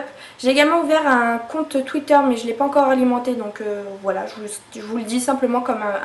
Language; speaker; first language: French; native; French